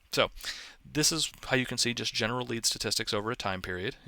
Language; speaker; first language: English; native; English